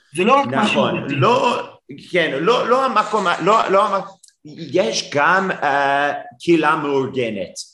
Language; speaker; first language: Hebrew; non-native, fluent; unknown